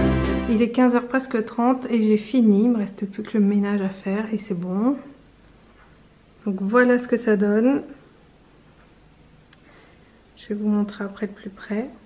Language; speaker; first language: French; native; French